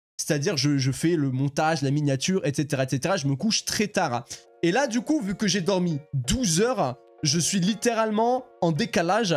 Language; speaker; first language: French; native; French